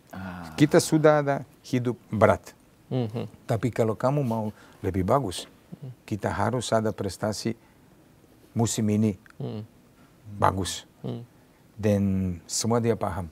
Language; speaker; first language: Indonesian; non-native, fluent; Serbian